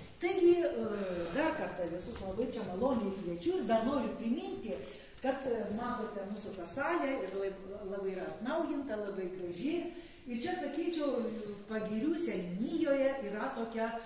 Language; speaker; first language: Lithuanian; non-native, local second language; Polish